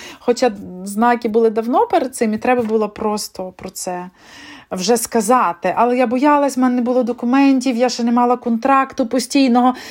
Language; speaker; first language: Ukrainian; native; Ukrainian